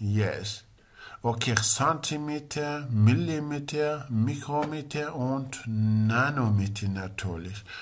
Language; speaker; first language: German; non-native, learner; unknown